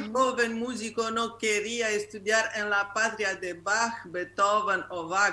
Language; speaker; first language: Spanish; non-native, learner; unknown